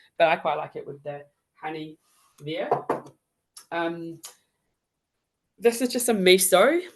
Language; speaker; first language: English; native; English